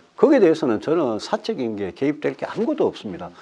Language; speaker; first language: Korean; native; Korean